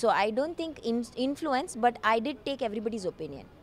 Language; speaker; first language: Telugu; non-native, learner; Malayalam